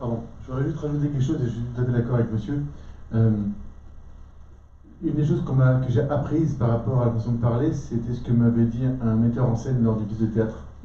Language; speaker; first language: French; native; French